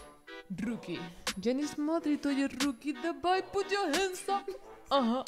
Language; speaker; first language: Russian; non-native, learner; Spanish